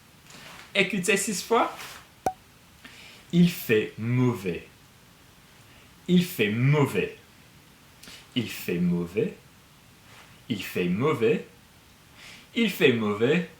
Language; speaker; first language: French; non-native, fluent; English